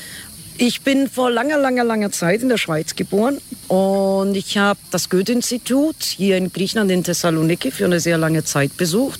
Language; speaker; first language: German; non-native, fluent; Greek